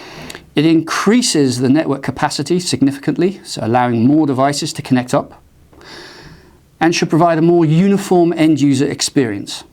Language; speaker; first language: English; native; English